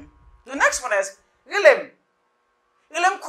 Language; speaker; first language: English; non-native, fluent; Haitian Creole